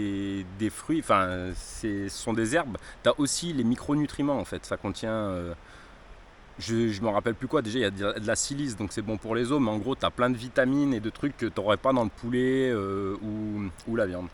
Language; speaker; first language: French; native; French